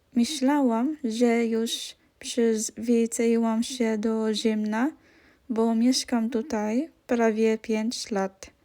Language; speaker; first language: Polish; non-native, fluent; Hiligaynon